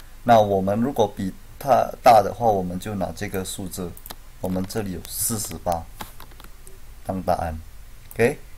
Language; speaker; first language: Chinese; non-native, fluent; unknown